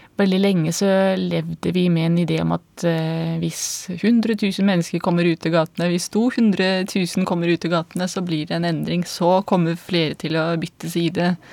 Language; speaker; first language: Norwegian; non-native, fluent; Russian